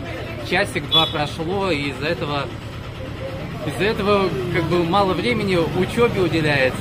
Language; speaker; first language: Russian; native; Russian